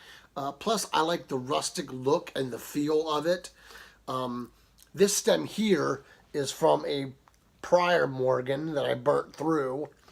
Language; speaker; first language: English; native; English